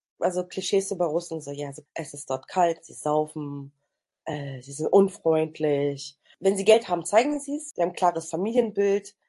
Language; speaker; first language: German; early bilingual, other home language; Russian